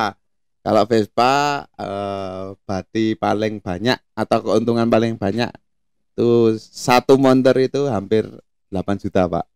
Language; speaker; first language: Indonesian; non-native, local second language; Javanese